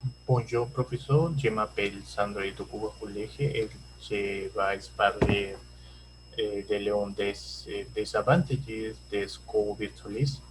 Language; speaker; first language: French; non-native, learner; Spanish